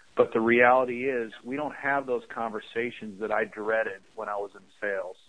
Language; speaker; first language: English; native; English